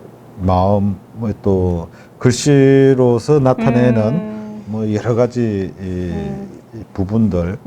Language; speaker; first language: Korean; native; Korean